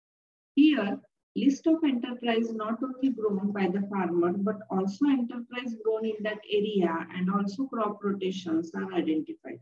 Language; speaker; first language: English; non-native, local second language; Marathi